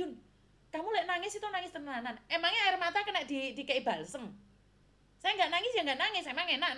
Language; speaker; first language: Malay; non-native, local second language; Javanese